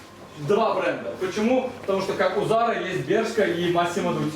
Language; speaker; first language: Russian; non-native, local second language; Turkmen